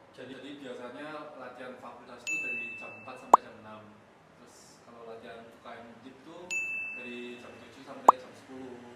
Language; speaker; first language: Indonesian; non-native, fluent; Korean